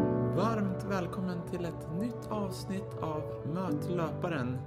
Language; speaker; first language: Swedish; native; Swedish